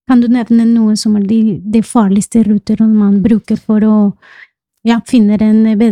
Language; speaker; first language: Norwegian; non-native, fluent; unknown